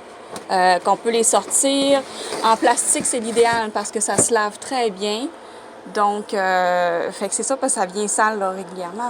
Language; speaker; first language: French; native; French